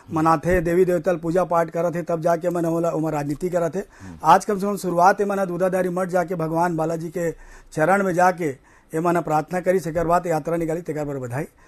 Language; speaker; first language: Hindi; native; Hindi